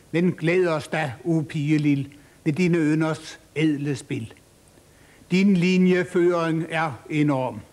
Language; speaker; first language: Danish; native; Danish